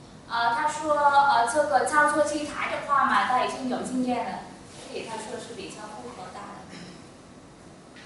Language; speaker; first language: Chinese; non-native, fluent; Vietnamese